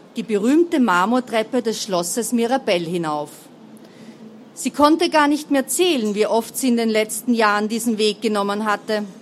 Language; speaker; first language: German; native; German